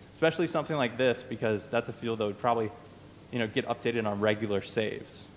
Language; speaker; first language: English; native; English